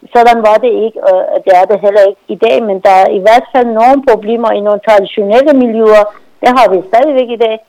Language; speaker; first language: Danish; non-native, fluent; Persian